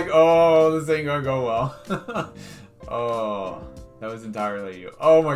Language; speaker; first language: English; native; English